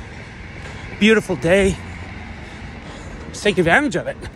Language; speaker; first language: English; native; English